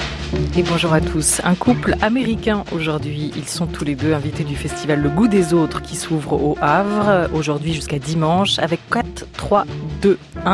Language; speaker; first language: French; native; French